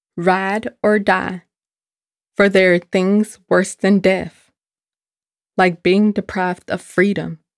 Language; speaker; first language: English; native; English